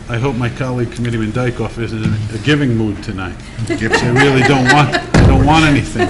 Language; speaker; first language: English; early bilingual, other home language; Italian